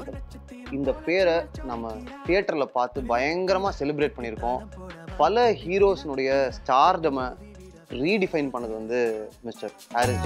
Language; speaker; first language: Tamil; native; Tamil